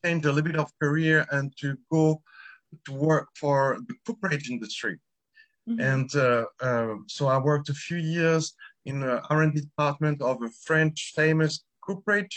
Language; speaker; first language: English; non-native, fluent; French